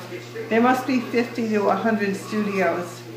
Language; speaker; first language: English; native; English